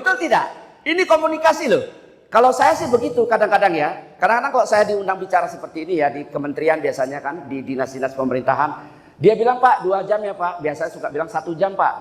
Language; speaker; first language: Indonesian; native; Indonesian